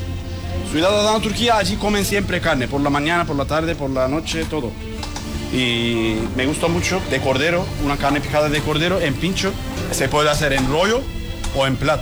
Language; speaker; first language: Spanish; non-native, learner; Turkish